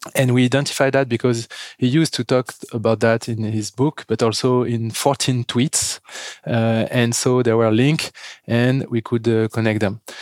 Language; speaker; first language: English; non-native, fluent; French